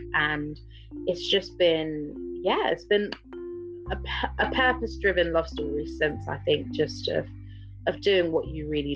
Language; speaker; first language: English; native; English